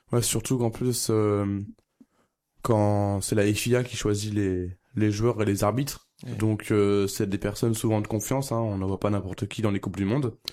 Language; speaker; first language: French; native; French